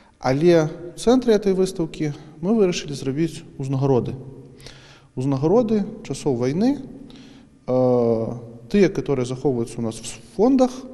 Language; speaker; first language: Belarusian; non-native, local second language; Russian